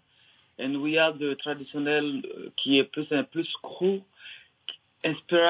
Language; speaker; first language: English; non-native, learner; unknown